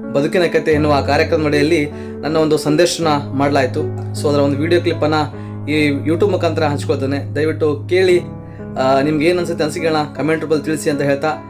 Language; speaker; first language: Kannada; native; Kannada